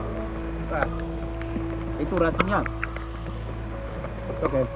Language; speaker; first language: Indonesian; non-native, fluent; English